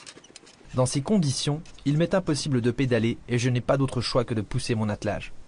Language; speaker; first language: French; native; French